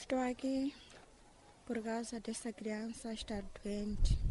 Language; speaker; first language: Portuguese; non-native, local second language; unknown